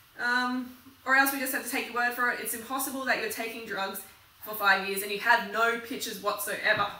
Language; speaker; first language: English; native; English